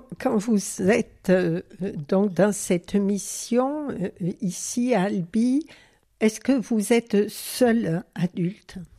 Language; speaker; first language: French; native; French